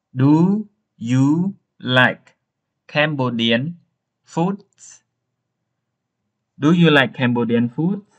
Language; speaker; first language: English; non-native, learner; Khmer